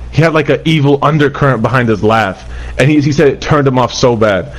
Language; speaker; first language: English; native; English